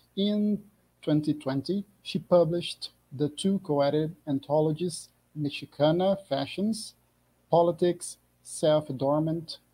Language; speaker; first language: English; non-native, fluent; Portuguese